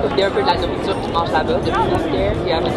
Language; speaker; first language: French; native; French